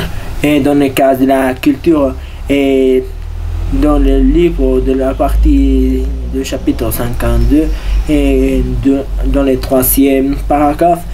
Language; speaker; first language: French; non-native, learner; Spanish